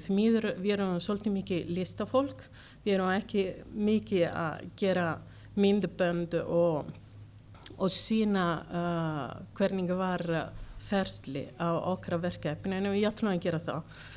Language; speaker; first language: Icelandic; non-native, learner; Italian